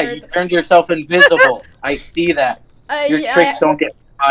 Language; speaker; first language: English; native; English